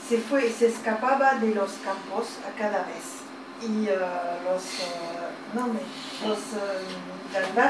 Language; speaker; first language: Spanish; early bilingual, heritage; French